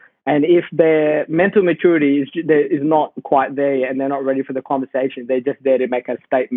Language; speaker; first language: English; native; English